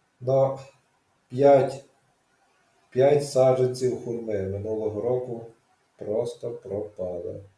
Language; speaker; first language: Ukrainian; native; Ukrainian